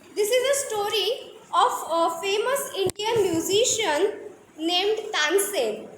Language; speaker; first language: English; non-native, local second language; Marathi